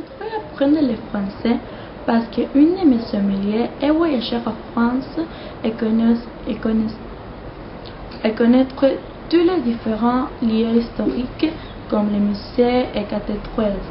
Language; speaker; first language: French; non-native, learner; Spanish